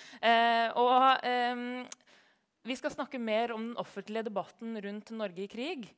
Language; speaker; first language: Norwegian; native; Norwegian